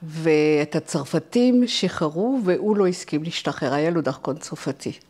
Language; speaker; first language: Hebrew; non-native, fluent; French